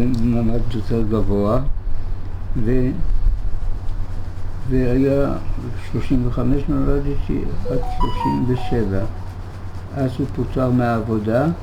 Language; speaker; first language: Hebrew; early bilingual, other home language; German